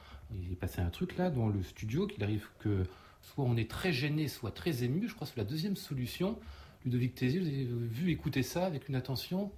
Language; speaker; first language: French; native; French